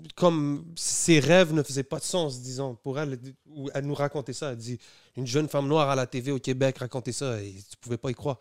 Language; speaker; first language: French; early bilingual, other home language; Arabic